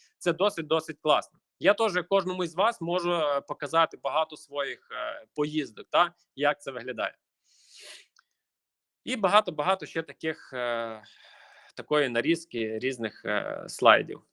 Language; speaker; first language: Ukrainian; native; Ukrainian